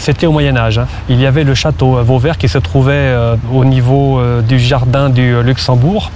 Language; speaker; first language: French; native; French